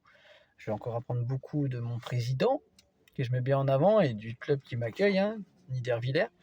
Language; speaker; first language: French; native; French